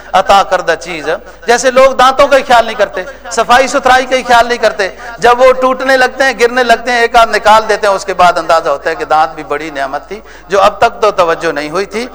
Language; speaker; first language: Urdu; non-native, local second language; Punjabi